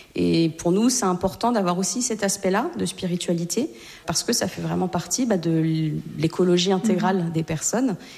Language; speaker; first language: French; native; French